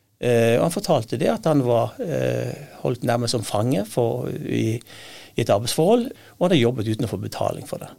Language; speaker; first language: Norwegian; native; Norwegian